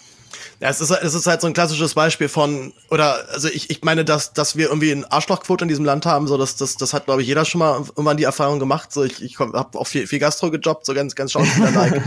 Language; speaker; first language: German; native; German